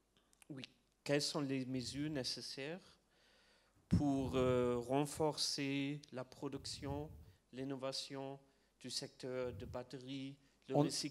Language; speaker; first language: French; non-native, fluent; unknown